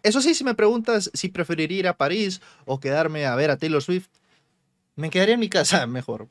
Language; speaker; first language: Spanish; native; Spanish